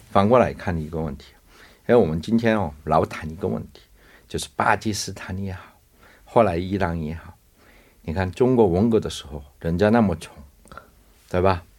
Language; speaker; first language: Chinese; non-native, fluent; Korean